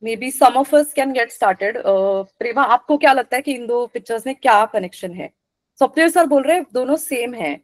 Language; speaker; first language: Hindi; non-native, local second language; Marathi